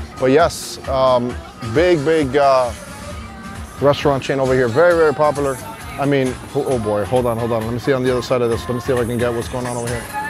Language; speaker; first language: English; early bilingual, other home language; Spanish